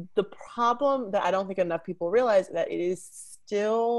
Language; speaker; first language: English; native; English